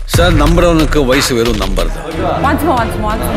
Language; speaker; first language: English; non-native, local second language; Assamese